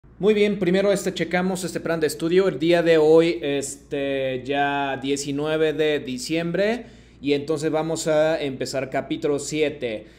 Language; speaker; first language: Spanish; non-native, fluent; Japanese